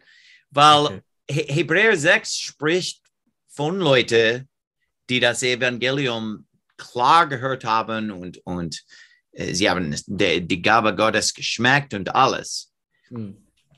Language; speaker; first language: German; non-native, fluent; English